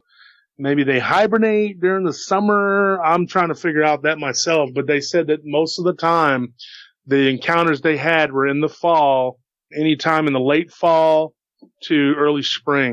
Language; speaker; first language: English; native; English